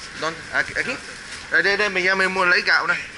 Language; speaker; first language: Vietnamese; native; Vietnamese